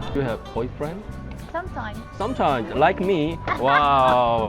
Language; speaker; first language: English; non-native, learner; Korean